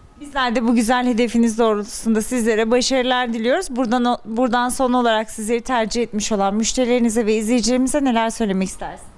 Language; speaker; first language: Turkish; native; Turkish